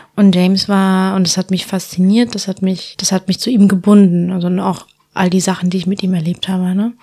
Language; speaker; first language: German; early bilingual, heritage; Spanish